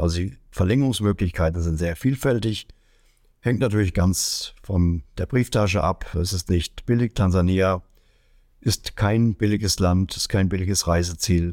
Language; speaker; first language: German; native; German